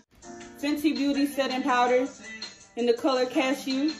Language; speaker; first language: English; native; English